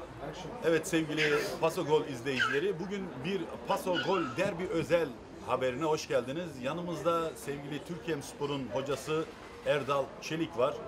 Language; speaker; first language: Turkish; early bilingual, other home language; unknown